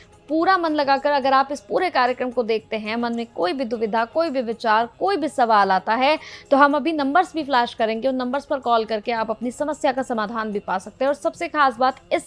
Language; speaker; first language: Hindi; native; Hindi